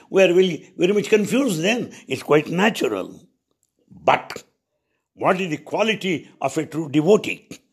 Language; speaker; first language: English; non-native, local second language; Telugu